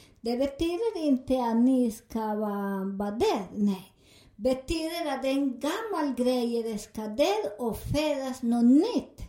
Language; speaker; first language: Swedish; non-native, learner; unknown